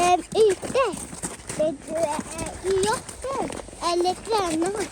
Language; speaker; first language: Swedish; early bilingual, other home language; Mongolian